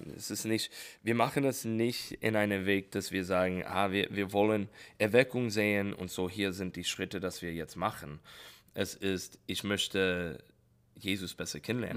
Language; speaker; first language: German; non-native, learner; English